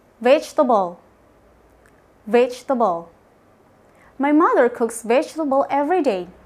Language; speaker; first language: English; non-native, fluent; Indonesian